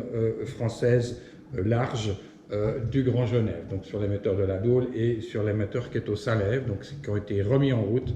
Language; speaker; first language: French; native; French